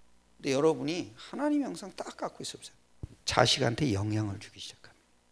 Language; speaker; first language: Korean; native; Korean